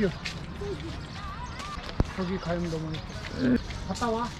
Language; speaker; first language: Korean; non-native, learner; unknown